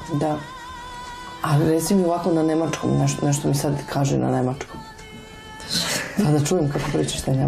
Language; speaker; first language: Serbian; native; Serbian